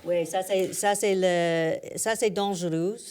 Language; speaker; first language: French; non-native, learner; English